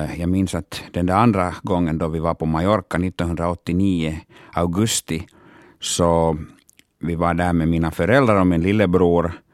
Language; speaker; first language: Swedish; non-native, local second language; Finnish